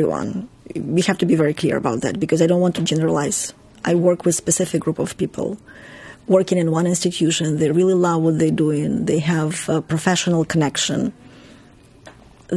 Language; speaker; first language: English; non-native, fluent; Ukrainian